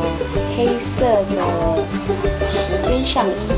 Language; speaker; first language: Chinese; native; Chinese